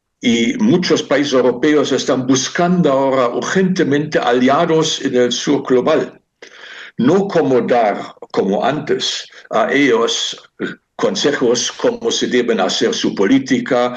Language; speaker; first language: Spanish; non-native, fluent; German